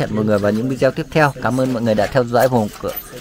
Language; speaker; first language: Vietnamese; native; Vietnamese